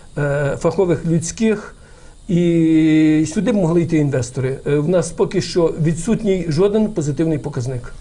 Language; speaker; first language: Ukrainian; native; Ukrainian